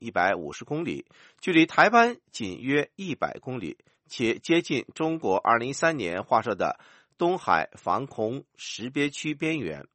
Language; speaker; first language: Chinese; native; Chinese